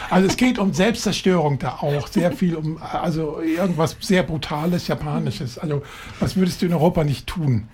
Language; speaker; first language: German; native; German